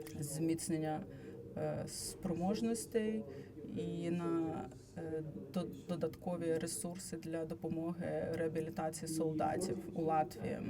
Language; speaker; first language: Ukrainian; non-native, fluent; Latvian